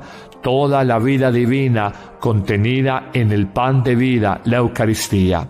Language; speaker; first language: Spanish; native; Spanish